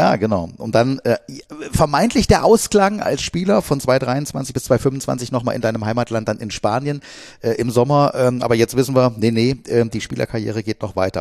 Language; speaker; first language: German; native; German